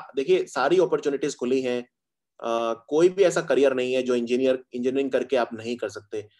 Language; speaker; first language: Hindi; native; Hindi